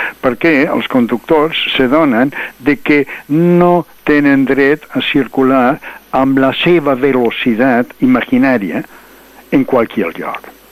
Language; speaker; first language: Catalan; non-native, local second language; Spanish